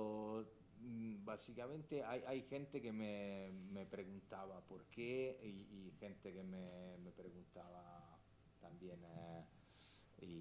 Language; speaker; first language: Spanish; non-native, fluent; Italian